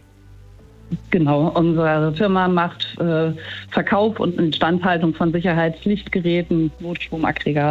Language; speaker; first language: German; native; German